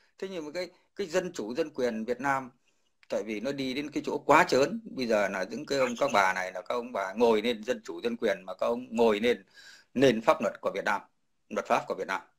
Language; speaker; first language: Vietnamese; native; Vietnamese